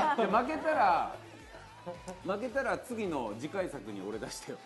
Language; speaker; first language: Japanese; native; Japanese